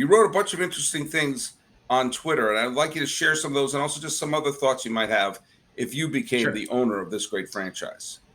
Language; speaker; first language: English; native; English